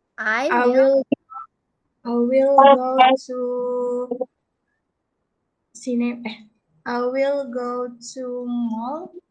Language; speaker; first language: English; non-native, learner; Indonesian